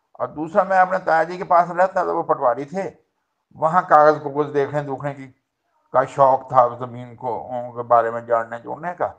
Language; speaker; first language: Urdu; non-native, local second language; Haryanvi